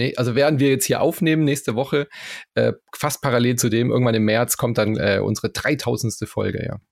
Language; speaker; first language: German; native; German